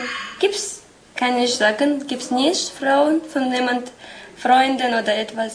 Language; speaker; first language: German; non-native, learner; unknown